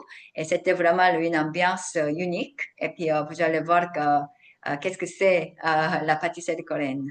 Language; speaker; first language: French; non-native, fluent; Korean